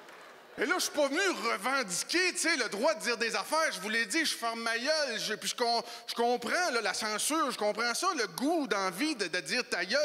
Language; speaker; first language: French; native; French